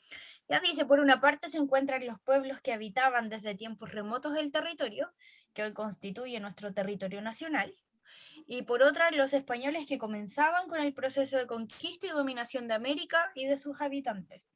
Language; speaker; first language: Spanish; native; Spanish